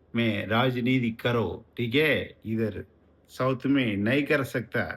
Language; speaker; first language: Hindi; non-native, local second language; Tamil